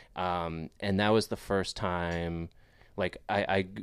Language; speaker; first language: English; native; English